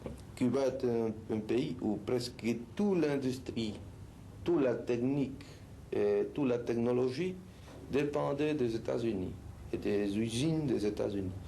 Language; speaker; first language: French; non-native, fluent; Spanish